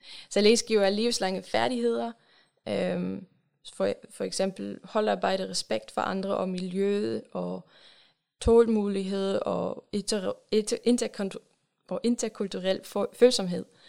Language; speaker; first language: Danish; non-native, fluent; German